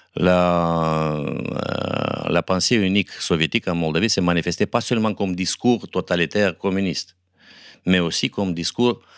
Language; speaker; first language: French; non-native, fluent; Romanian